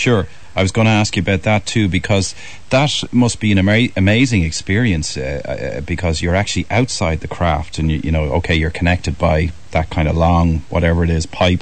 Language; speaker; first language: English; native; English